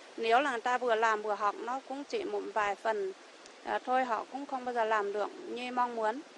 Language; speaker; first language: Vietnamese; non-native, local second language; Iu Mien